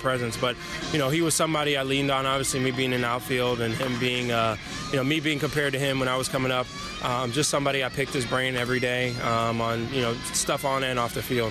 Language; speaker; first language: English; native; English